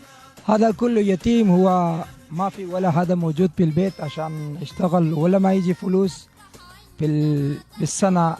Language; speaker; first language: Arabic; non-native, learner; Pashto